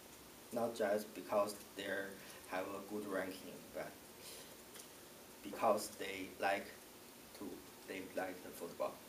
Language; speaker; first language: English; non-native, learner; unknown